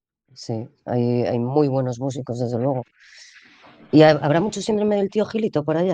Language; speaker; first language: Spanish; native; Spanish